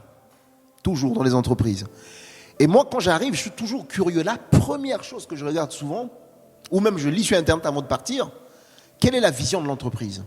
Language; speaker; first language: French; native; French